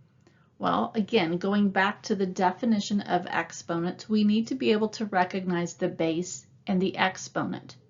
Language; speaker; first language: English; native; English